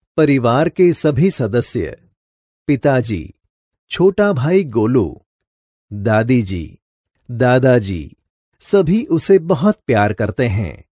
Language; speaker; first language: Hindi; non-native, local second language; Gujarati